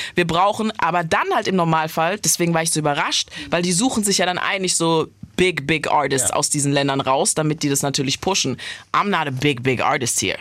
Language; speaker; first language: German; native; German